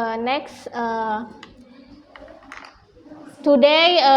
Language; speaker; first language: English; non-native, learner; Indonesian